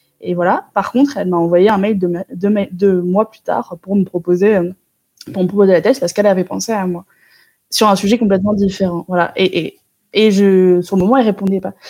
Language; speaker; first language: French; native; French